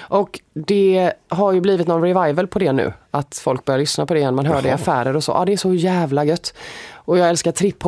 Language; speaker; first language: Swedish; native; Swedish